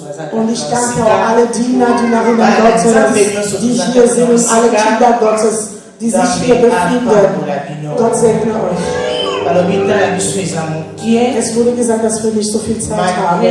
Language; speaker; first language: German; non-native, fluent; French